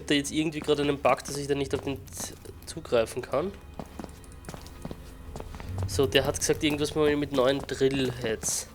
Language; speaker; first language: German; native; German